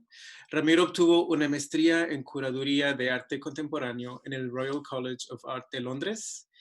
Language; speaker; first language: Spanish; non-native, fluent; English